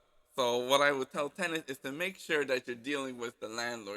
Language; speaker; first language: English; native; English